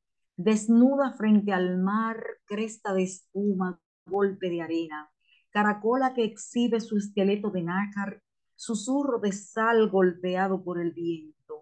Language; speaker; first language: Spanish; native; Spanish